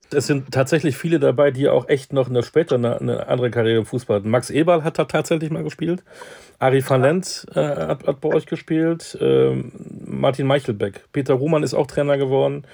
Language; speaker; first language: German; native; German